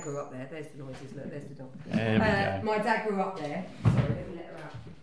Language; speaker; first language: English; native; English